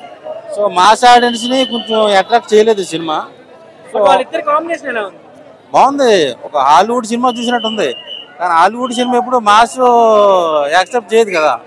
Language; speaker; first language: Telugu; native; Telugu